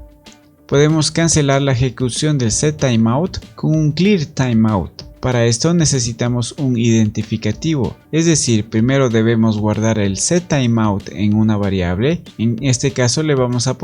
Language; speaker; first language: Spanish; native; Spanish